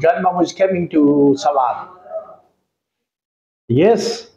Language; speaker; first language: English; non-native, local second language; Pashto